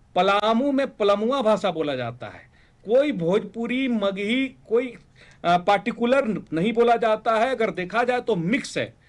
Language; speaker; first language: Hindi; native; Hindi